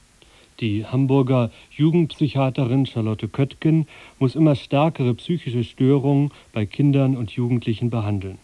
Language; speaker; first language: German; native; German